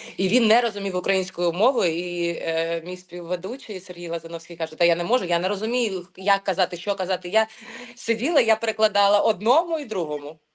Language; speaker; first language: Ukrainian; non-native, local second language; Russian